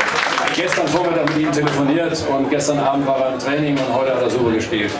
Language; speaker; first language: German; native; German